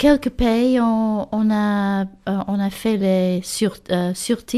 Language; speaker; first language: French; non-native, fluent; English